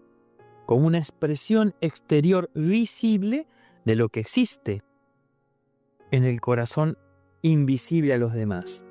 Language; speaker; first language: Spanish; native; Spanish